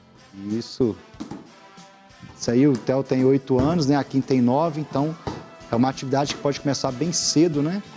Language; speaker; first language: Portuguese; native; Portuguese